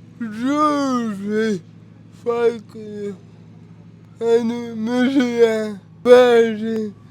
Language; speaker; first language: Turkish; early bilingual, heritage; Turkish